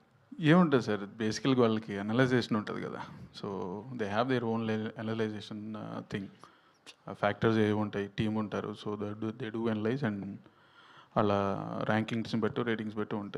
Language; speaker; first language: Telugu; native; Telugu